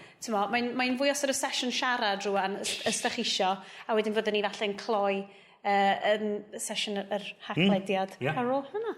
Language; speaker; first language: Welsh; native; Welsh